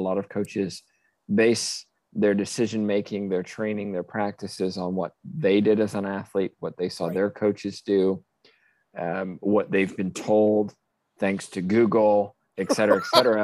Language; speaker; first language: English; native; English